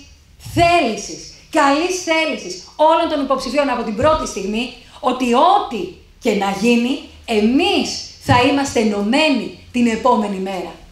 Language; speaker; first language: Greek; native; Greek